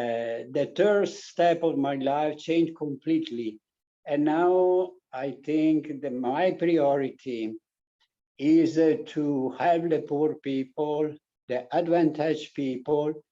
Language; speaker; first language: English; non-native, learner; Italian